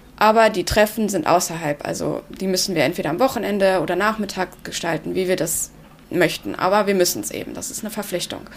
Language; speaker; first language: German; early bilingual, other home language; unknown